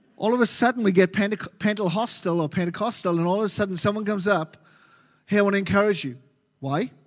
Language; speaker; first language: English; native; English